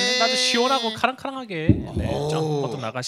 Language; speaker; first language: Korean; native; Korean